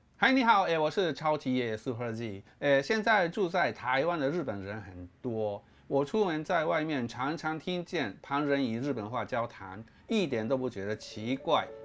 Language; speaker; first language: Chinese; non-native, fluent; Japanese